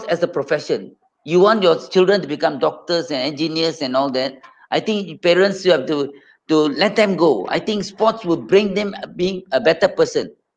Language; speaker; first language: English; non-native, local second language; Tamil